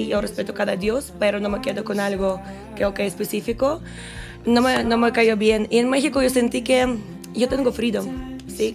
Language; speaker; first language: Spanish; non-native, learner; Russian